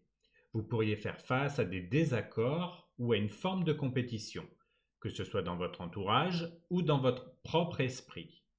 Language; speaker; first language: French; native; French